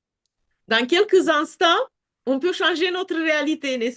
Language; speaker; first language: French; non-native, fluent; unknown